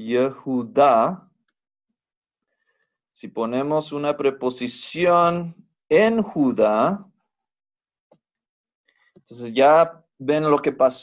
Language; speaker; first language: Spanish; non-native, fluent; English